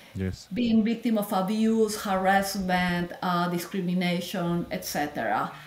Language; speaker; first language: English; non-native, fluent; Spanish